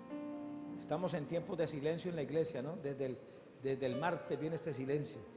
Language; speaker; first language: Spanish; native; Spanish